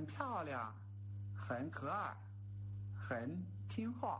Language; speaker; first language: Chinese; non-native, learner; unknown